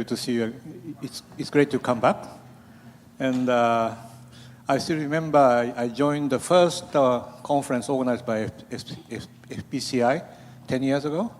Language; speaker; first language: English; non-native, fluent; Japanese